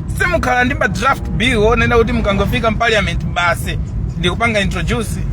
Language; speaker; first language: Nyanja; native; Nyanja